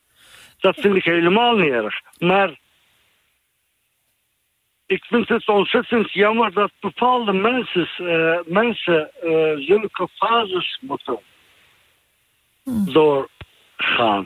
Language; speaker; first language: Dutch; non-native, fluent; Turkish